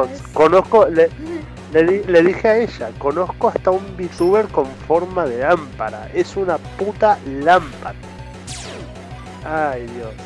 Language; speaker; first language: Spanish; native; Spanish